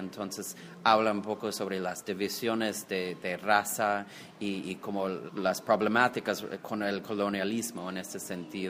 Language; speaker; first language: Spanish; non-native, fluent; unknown